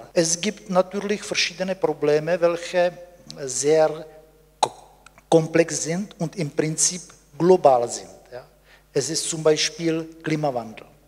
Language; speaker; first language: German; non-native, fluent; Czech